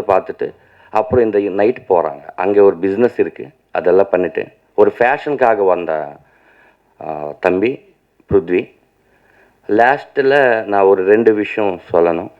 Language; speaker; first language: Tamil; non-native, learner; Telugu